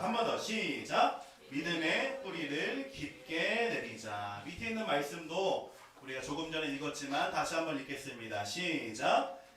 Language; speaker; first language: Korean; native; Korean